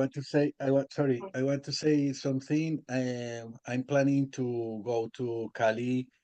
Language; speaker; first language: English; non-native, learner; Spanish